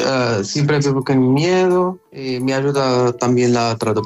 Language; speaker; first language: Spanish; non-native, learner; Arabic